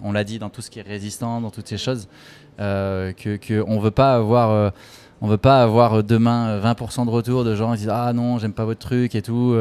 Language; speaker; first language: French; native; French